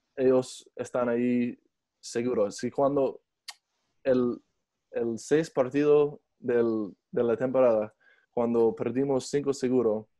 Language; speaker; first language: Spanish; non-native, learner; English